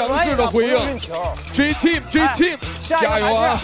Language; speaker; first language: Chinese; native; Chinese